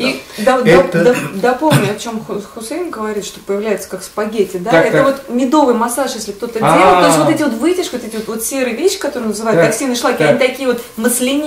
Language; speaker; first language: Russian; native; Russian